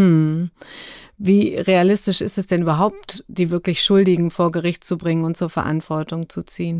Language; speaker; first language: German; native; German